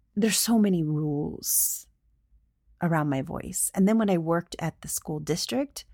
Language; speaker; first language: English; native; English